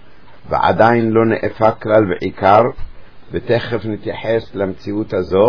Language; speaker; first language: Hebrew; native; Hebrew